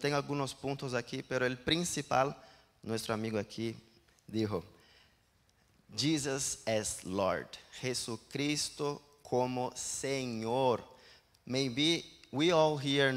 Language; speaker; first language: Spanish; non-native, learner; Portuguese